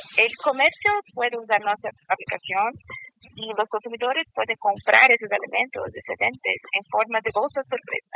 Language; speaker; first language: Spanish; non-native, learner; Portuguese